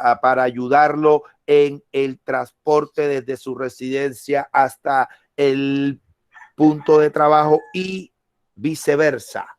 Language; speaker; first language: Spanish; native; Spanish